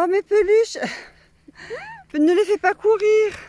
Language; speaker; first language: French; native; French